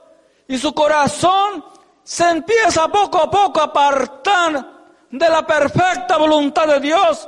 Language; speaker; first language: Spanish; native; Spanish